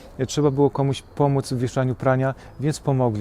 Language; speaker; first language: Polish; native; Polish